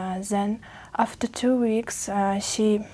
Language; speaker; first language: English; non-native, fluent; Uzbek